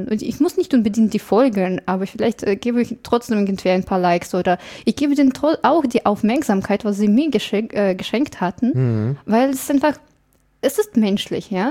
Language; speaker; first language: German; non-native, fluent; English